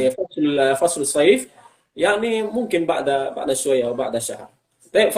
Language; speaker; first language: Arabic; non-native, fluent; Indonesian